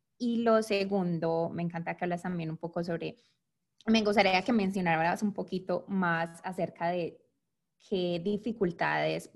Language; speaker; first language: Spanish; native; Spanish